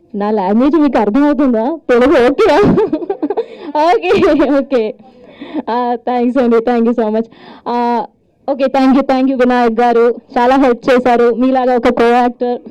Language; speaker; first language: Telugu; non-native, learner; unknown